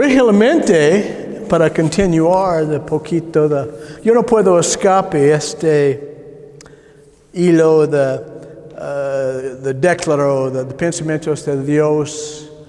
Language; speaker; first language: Spanish; non-native, learner; English